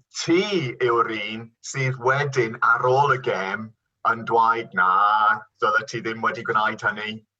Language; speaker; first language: Welsh; non-native, local second language; English